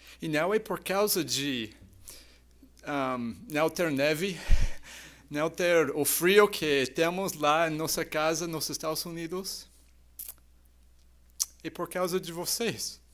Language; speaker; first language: Portuguese; non-native, fluent; English